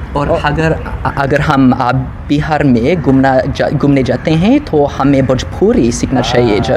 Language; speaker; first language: Hindi; non-native, learner; English